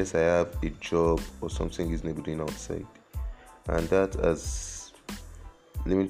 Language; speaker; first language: English; non-native, local second language; Yoruba